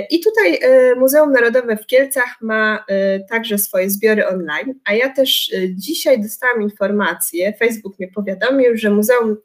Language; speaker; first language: Polish; native; Polish